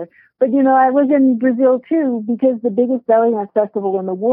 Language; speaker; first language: English; native; English